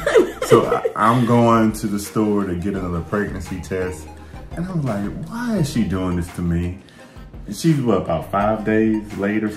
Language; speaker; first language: English; native; English